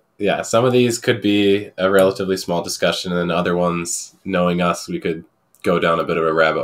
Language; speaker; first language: English; native; English